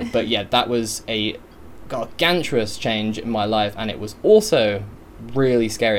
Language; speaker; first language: English; native; English